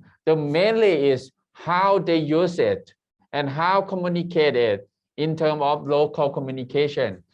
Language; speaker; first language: English; non-native, learner; Thai